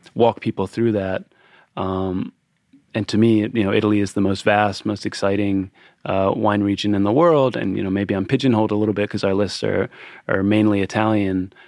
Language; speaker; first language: English; native; English